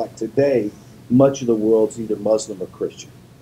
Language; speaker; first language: English; native; English